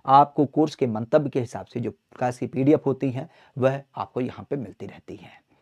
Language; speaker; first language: Hindi; native; Hindi